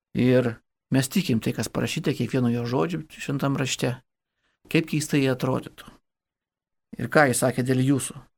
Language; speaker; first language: Lithuanian; native; Lithuanian